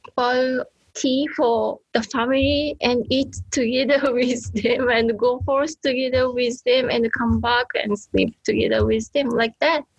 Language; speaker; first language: English; non-native, learner; Japanese